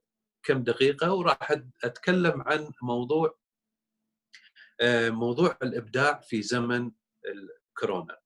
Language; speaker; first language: Arabic; native; Arabic